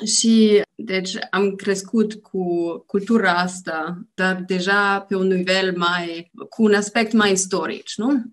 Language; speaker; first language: Romanian; non-native, learner; German